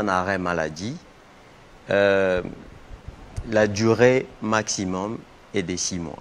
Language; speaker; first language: French; non-native, local second language; Lingala